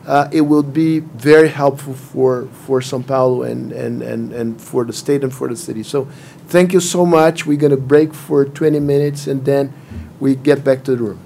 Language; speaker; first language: English; non-native, fluent; Portuguese